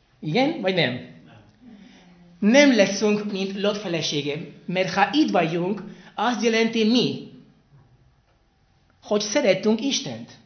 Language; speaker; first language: Hungarian; non-native, learner; Spanish